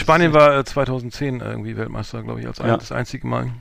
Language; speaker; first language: German; native; German